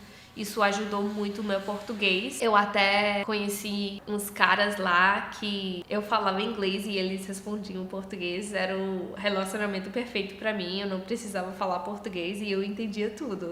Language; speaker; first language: Portuguese; early bilingual, heritage; English